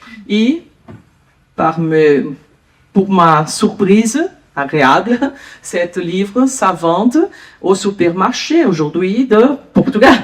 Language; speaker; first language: French; non-native, learner; Portuguese